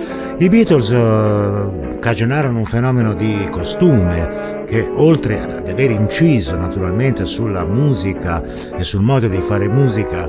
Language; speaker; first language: Italian; native; Italian